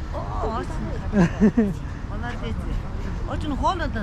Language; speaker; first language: Russian; non-native, learner; Mongolian